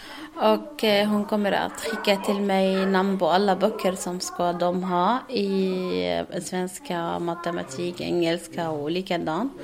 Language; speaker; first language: Swedish; non-native, learner; Arabic